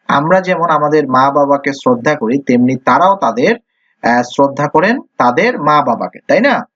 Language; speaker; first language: Bangla; native; Bangla